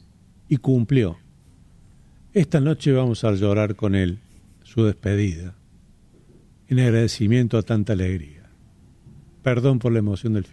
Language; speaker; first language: Spanish; native; Spanish